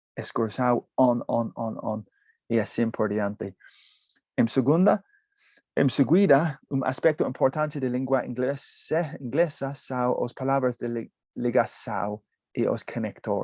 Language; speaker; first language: Portuguese; non-native, learner; English